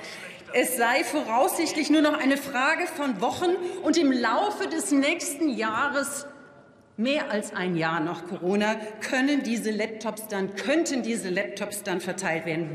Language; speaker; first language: German; native; German